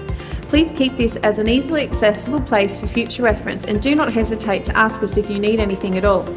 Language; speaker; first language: English; native; English